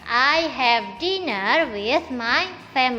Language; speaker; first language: English; non-native, fluent; Indonesian